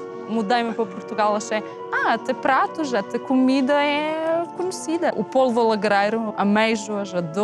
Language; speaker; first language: Portuguese; non-native, fluent; Slovenian